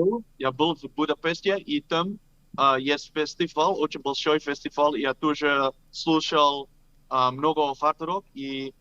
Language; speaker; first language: Russian; non-native, learner; Dutch